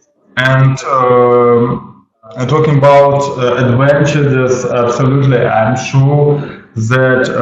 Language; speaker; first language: English; non-native, learner; Russian